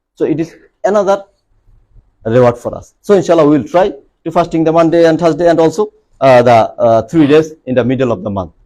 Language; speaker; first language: English; non-native, local second language; Bangla